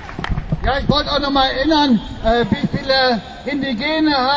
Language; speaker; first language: German; native; German